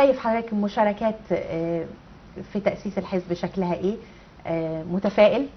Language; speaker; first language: Arabic; native; Arabic